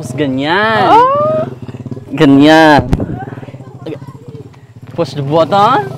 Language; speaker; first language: Filipino; non-native, local second language; Cebuano